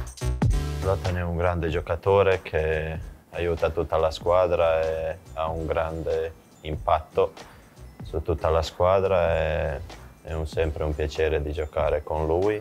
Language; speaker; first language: Italian; non-native, fluent; Croatian